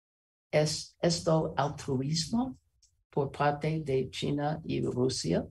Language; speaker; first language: Spanish; non-native, learner; English